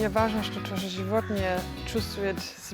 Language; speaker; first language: Russian; non-native, learner; German